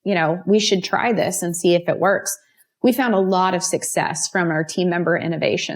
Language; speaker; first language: English; native; English